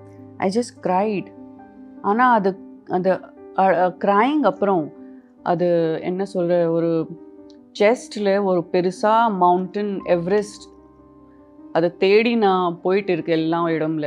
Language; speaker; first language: Tamil; non-native, fluent; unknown